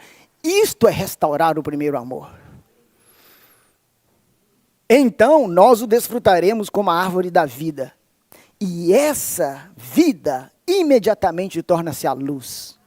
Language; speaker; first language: Portuguese; native; Portuguese